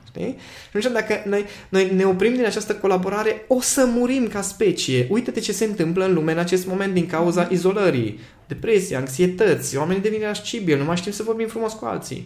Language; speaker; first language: Romanian; non-native, local second language; Hungarian